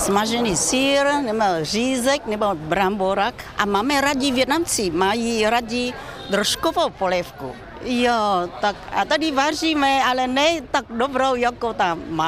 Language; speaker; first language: Czech; non-native, fluent; Vietnamese